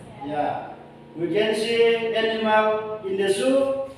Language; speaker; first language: English; non-native, learner; Indonesian